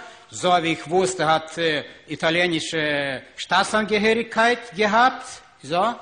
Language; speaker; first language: German; non-native, learner; Ukrainian